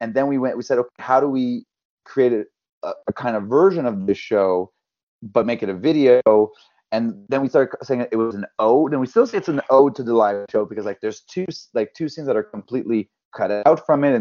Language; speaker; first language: English; non-native, fluent; French